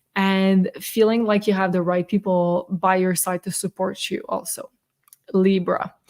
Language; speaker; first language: English; non-native, fluent; French